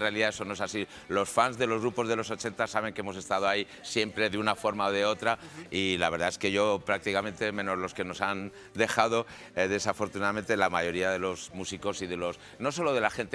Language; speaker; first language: Spanish; native; Spanish